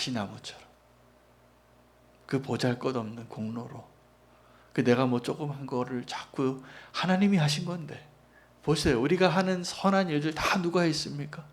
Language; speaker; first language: Korean; native; Korean